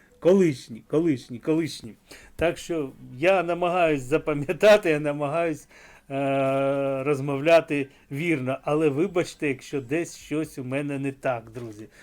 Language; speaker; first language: Ukrainian; non-native, local second language; Russian